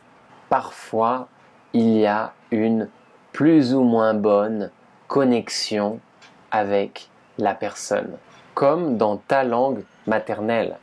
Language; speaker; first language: French; native; French